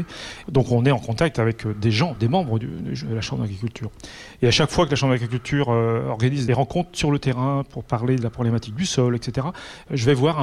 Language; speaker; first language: French; native; French